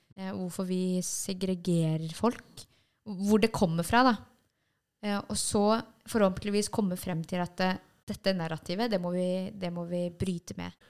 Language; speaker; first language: Norwegian; early bilingual, other home language; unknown